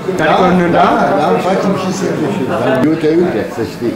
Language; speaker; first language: Romanian; non-native, learner; Arabic